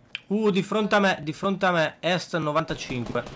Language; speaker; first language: Italian; native; Italian